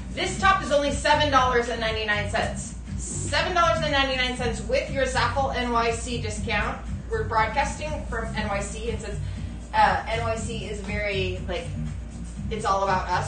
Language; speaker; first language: English; native; English